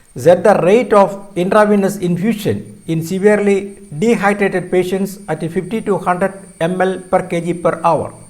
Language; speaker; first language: English; non-native, local second language; Malayalam